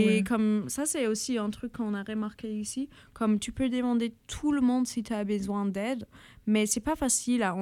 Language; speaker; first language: French; non-native, fluent; German